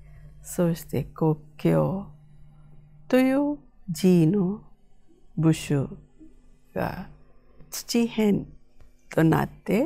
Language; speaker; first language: Japanese; non-native, fluent; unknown